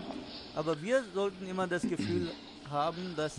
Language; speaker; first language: German; non-native, fluent; Urdu